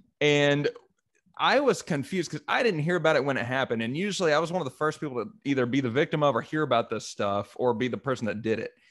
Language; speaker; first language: English; native; English